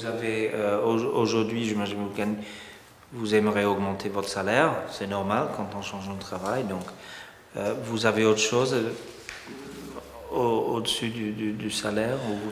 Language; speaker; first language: French; non-native, fluent; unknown